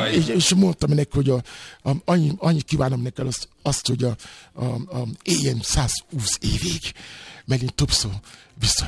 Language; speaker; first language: Hungarian; non-native, learner; Yoruba